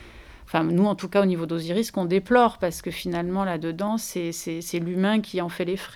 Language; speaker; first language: French; native; French